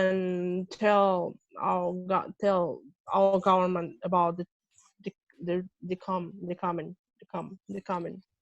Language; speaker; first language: English; non-native, fluent; Russian